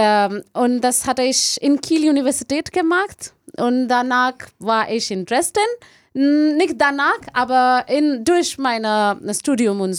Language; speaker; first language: German; non-native, learner; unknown